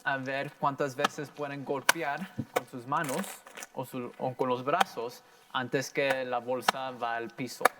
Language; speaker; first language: Spanish; early bilingual, heritage; Spanish